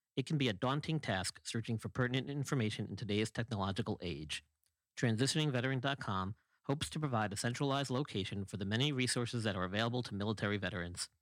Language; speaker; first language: English; native; English